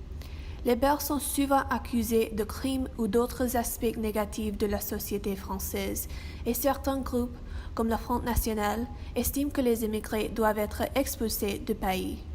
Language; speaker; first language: French; non-native, learner; English